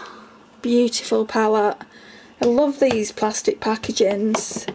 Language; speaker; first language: English; native; English